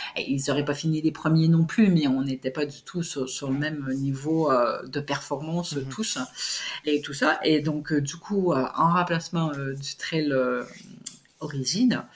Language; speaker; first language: French; native; French